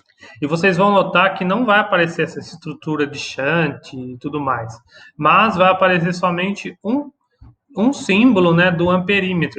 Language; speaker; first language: Portuguese; native; Portuguese